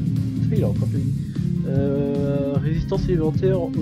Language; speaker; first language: French; native; French